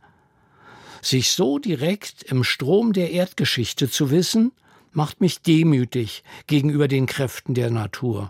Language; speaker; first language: German; native; German